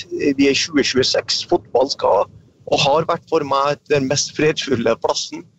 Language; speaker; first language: Norwegian; early bilingual, other home language; Arabic